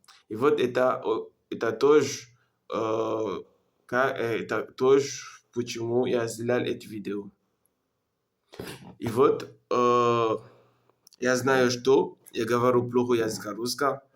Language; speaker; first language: Russian; non-native, learner; French